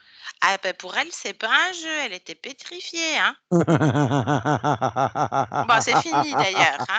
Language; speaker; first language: French; native; French